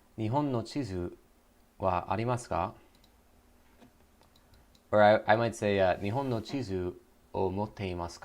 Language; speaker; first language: Japanese; non-native, learner; English